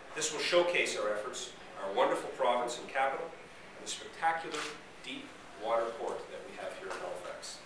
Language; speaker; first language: English; native; English